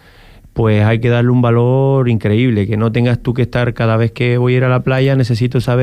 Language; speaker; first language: Spanish; native; Spanish